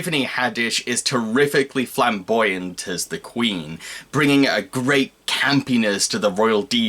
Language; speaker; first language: English; native; English